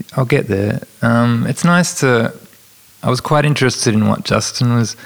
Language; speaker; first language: English; native; English